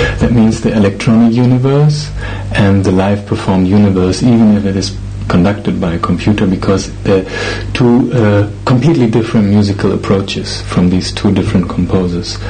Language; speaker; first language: English; non-native, fluent; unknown